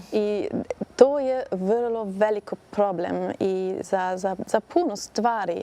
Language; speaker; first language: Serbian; non-native, learner; German